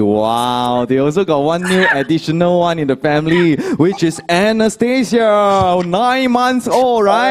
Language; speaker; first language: English; non-native, local second language; Chinese